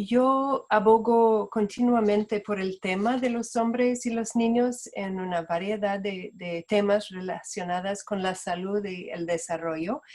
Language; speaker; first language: Spanish; non-native, fluent; Portuguese